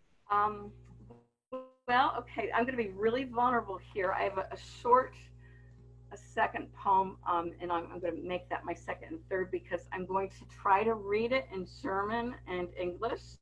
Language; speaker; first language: English; native; English